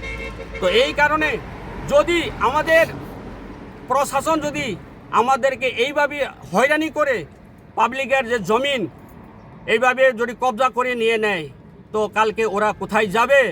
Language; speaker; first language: Bangla; non-native, local second language; Kok Borok